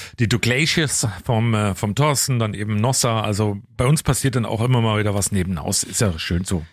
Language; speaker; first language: German; native; German